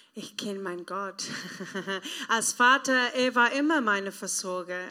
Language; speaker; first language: German; non-native, learner; English